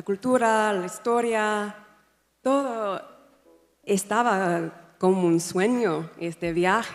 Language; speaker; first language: Spanish; non-native, learner; English